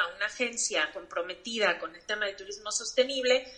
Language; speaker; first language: Spanish; native; Spanish